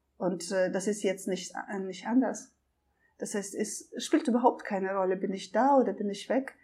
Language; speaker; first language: German; non-native, fluent; Russian